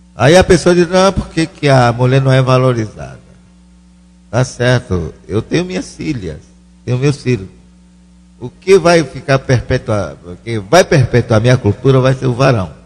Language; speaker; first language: Portuguese; non-native, local second language; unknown